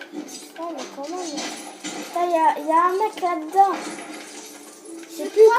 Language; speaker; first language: French; native; French